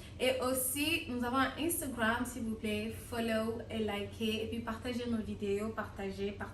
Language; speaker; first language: French; non-native, local second language; Lingala